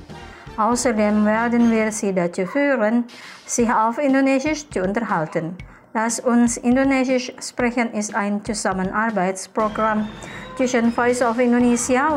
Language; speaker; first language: German; non-native, fluent; Indonesian